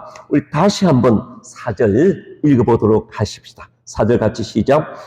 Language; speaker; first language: Korean; native; Korean